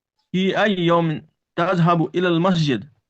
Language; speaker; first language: Arabic; non-native, learner; Urdu